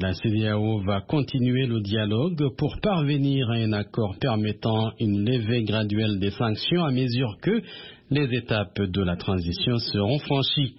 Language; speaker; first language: French; non-native, local second language; Rundi